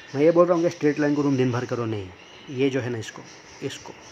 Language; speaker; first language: Hindi; non-native, local second language; Marathi